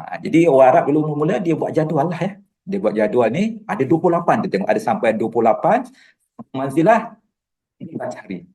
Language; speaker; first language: Malay; native; Malay